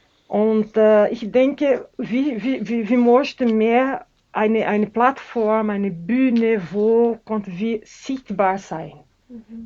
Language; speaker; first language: German; non-native, learner; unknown